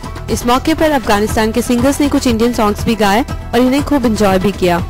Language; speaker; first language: Hindi; native; Hindi